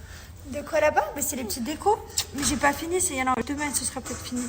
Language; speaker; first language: French; native; French